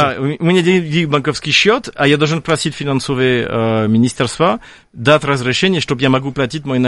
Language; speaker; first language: Russian; non-native, fluent; French